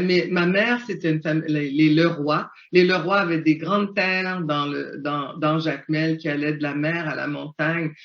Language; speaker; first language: French; early bilingual, other home language; Haitian Creole